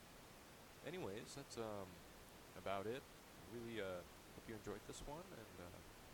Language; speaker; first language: English; native; English